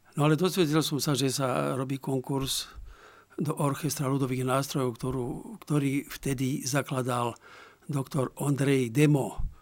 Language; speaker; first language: Slovak; native; Slovak